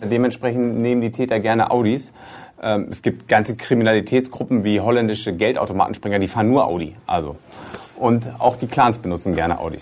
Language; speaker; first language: German; native; German